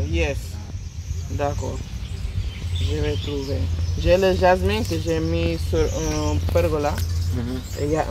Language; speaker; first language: French; non-native, learner; English